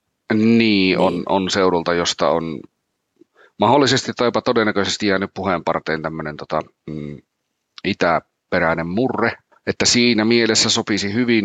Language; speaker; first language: Finnish; native; Finnish